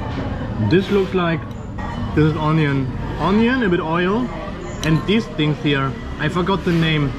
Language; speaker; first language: English; non-native, fluent; German